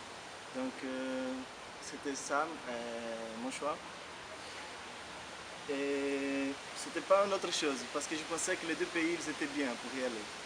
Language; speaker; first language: French; non-native, fluent; Portuguese